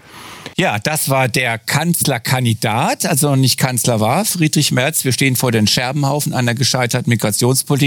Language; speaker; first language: German; native; German